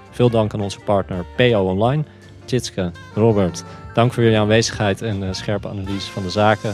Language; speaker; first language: Dutch; native; Dutch